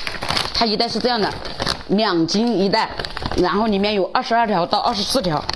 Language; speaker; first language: Chinese; native; Chinese